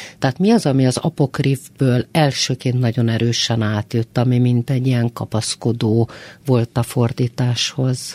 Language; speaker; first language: Hungarian; native; Hungarian